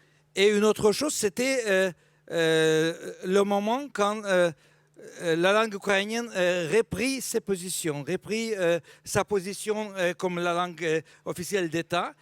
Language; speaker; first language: French; non-native, fluent; Russian